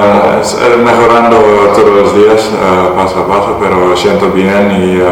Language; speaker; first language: Spanish; non-native, learner; Dutch